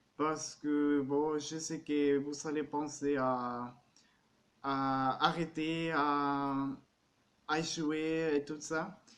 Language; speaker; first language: French; non-native, fluent; Spanish